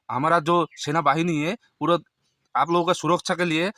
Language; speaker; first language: Hindi; non-native, local second language; Bangla